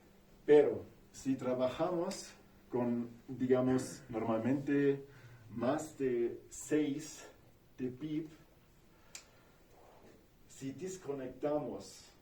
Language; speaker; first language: Spanish; non-native, fluent; German